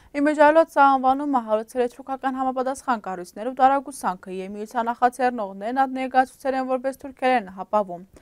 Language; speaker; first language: Armenian; early bilingual, heritage; Armenian